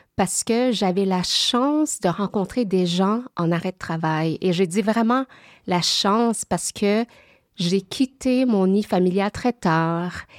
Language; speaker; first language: French; early bilingual, other home language; Vietnamese